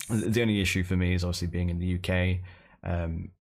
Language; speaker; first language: English; native; English